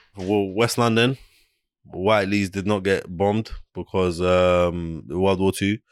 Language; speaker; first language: English; non-native, local second language; Arabic